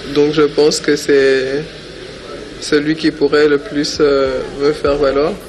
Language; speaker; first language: French; native; French